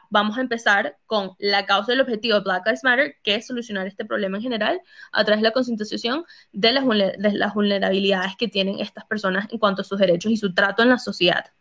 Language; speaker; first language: Spanish; early bilingual, heritage; Spanish